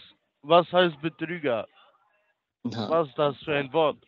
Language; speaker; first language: German; non-native, learner; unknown